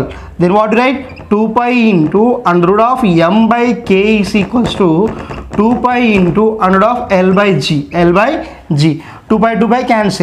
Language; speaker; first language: English; non-native, local second language; Telugu